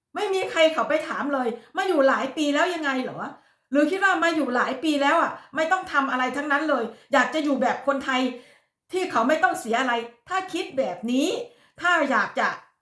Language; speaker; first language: Thai; native; Thai